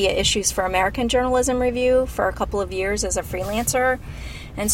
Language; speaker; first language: English; native; English